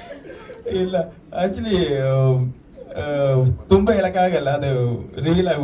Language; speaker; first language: Kannada; non-native, learner; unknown